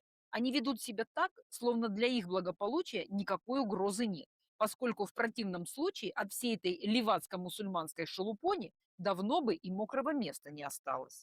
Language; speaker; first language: Russian; native; Russian